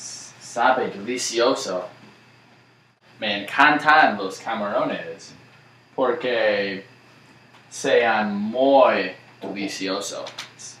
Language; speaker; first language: Spanish; non-native, learner; English